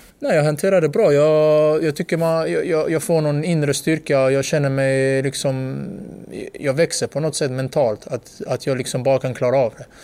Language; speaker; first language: Swedish; early bilingual, other home language; Bosnian